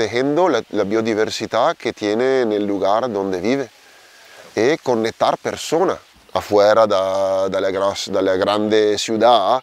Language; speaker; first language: Spanish; non-native, learner; Italian